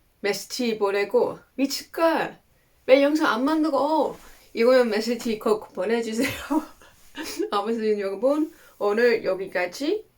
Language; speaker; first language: Korean; non-native, fluent; Dutch